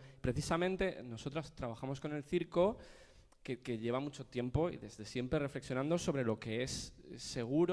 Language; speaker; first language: Spanish; native; Spanish